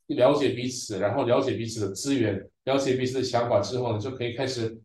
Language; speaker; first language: Chinese; early bilingual, heritage; Chinese